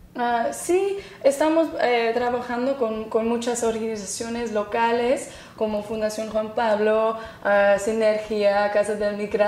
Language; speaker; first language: Spanish; non-native, fluent; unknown